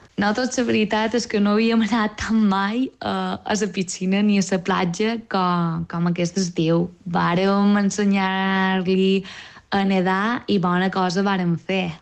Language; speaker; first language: Catalan; native; Catalan